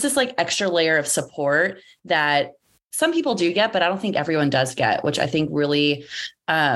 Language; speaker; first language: English; early bilingual, other home language; Greek